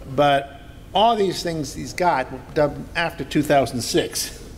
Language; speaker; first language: English; native; English